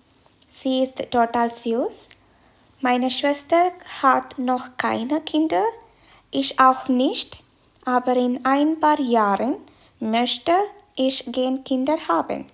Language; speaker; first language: German; non-native, fluent; Malayalam